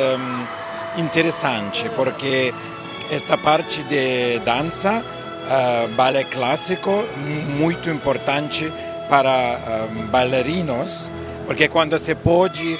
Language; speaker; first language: Portuguese; non-native, learner; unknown